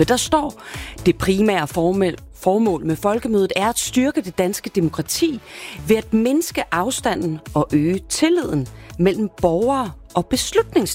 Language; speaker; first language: Danish; native; Danish